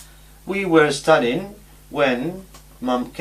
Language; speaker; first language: English; non-native, fluent; Spanish